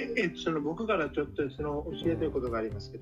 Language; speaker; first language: Japanese; non-native, learner; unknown